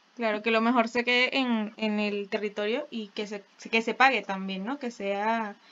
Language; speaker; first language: Spanish; native; Spanish